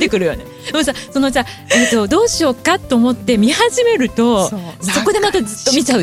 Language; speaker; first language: Japanese; native; Japanese